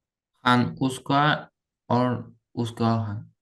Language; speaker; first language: Finnish; non-native, learner; Uzbek